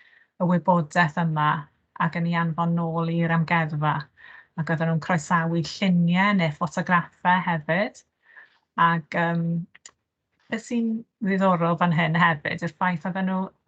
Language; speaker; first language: Welsh; native; Welsh